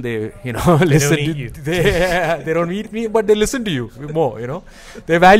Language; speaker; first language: English; non-native, local second language; Malayalam